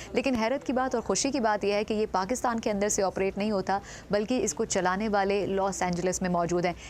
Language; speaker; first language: Urdu; native; Urdu